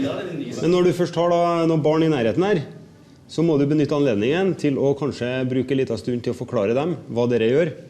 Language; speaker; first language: Norwegian; native; Norwegian